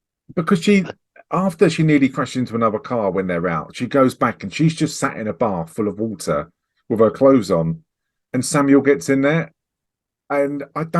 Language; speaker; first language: English; native; English